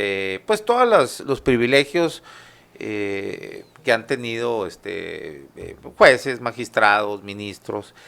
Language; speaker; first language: Spanish; native; Spanish